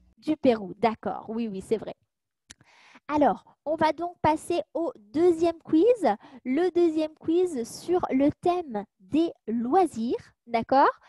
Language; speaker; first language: French; native; French